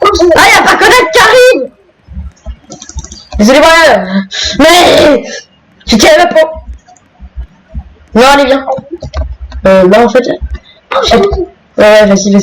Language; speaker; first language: French; native; French